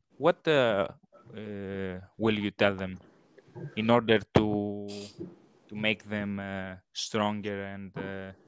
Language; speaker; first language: English; non-native, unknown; Greek